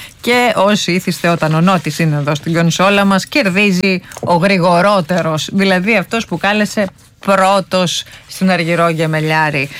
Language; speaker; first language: Greek; native; Greek